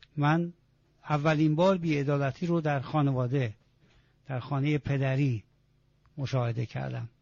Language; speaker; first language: Persian; non-native, local second language; Azerbaijani